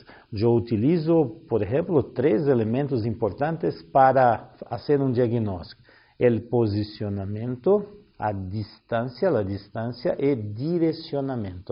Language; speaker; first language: Spanish; non-native, learner; Portuguese